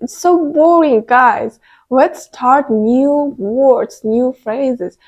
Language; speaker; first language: English; non-native, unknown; Kazakh